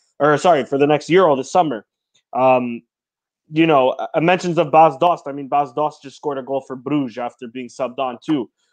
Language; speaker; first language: English; early bilingual, other home language; Portuguese